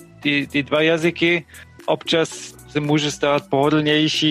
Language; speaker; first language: Czech; non-native, fluent; German